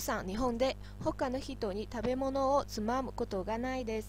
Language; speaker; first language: Japanese; non-native, learner; Vietnamese